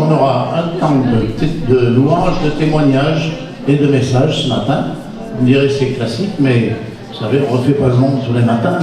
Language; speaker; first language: French; native; French